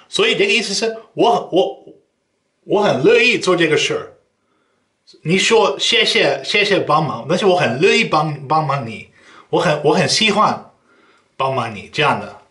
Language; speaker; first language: Chinese; non-native, fluent; Dutch